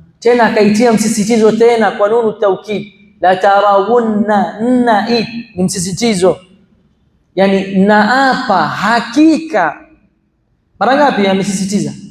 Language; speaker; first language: Swahili; native; Swahili